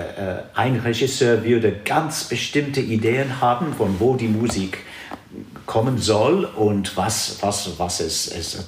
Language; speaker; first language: German; non-native, fluent; English